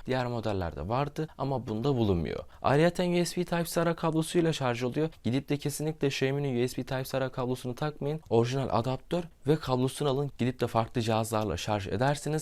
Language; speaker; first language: Turkish; native; Turkish